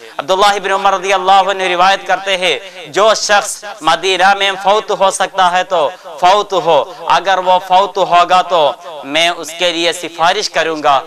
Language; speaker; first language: Urdu; non-native, local second language; Malayalam